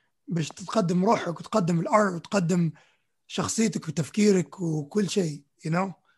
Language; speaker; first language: Arabic; early bilingual, heritage; Arabic